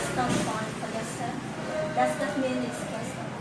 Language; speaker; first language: English; non-native, learner; Vietnamese